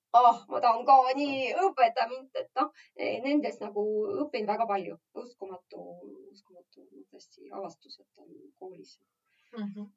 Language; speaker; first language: Estonian; non-native, local second language; Russian